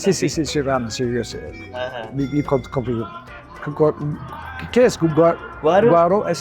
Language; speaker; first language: Spanish; non-native, learner; Turkish